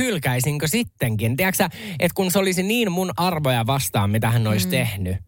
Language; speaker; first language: Finnish; native; Finnish